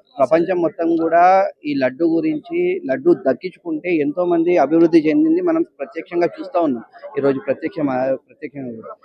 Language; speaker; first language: Telugu; native; Telugu